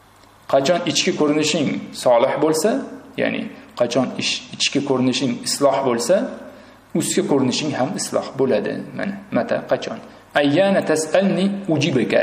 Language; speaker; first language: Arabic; non-native, fluent; Uzbek